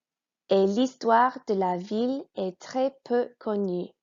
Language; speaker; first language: French; non-native, fluent; English